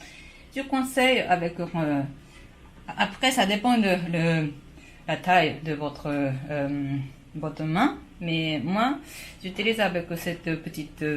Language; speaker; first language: French; non-native, fluent; Japanese